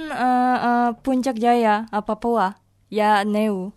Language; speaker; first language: Catalan; non-native, learner; Indonesian